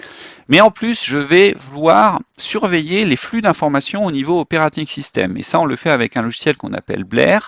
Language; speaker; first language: French; native; French